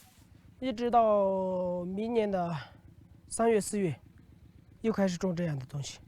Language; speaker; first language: Chinese; non-native, local second language; Tibetan